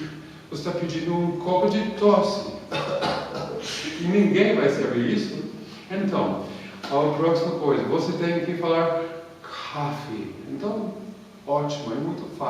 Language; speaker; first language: Portuguese; non-native, fluent; English